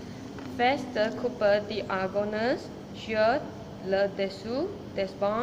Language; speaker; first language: French; non-native, learner; Malay